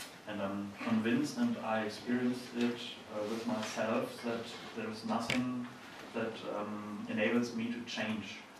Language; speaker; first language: English; non-native, fluent; Polish